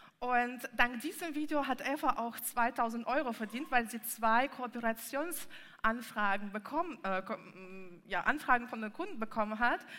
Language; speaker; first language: German; non-native, fluent; Russian